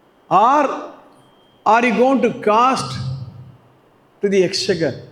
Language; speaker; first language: English; non-native, local second language; Tamil